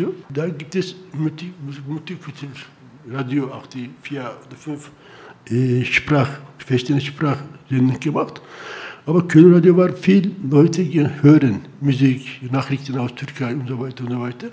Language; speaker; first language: German; non-native, learner; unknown